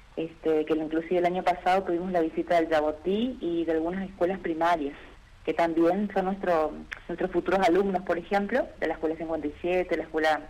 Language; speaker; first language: Spanish; native; Spanish